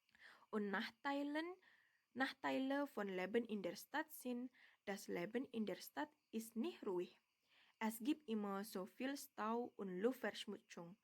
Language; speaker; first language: German; non-native, learner; Indonesian